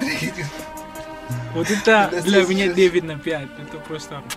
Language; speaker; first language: Russian; non-native, learner; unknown